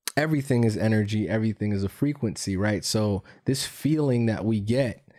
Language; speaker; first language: English; early bilingual, other home language; Spanish